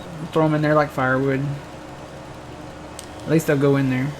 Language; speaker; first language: English; native; English